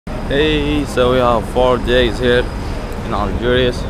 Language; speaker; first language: English; non-native, learner; Arabic